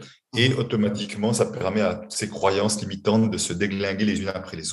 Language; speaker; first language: French; native; French